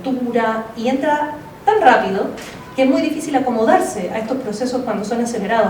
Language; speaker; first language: Spanish; native; Spanish